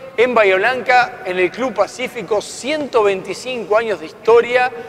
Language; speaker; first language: Spanish; native; Spanish